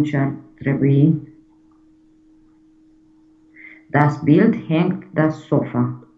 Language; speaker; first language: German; non-native, learner; Romanian